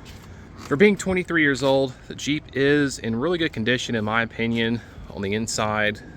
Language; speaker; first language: English; native; English